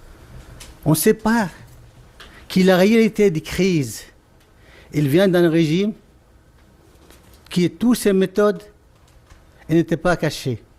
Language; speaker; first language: French; non-native, fluent; Arabic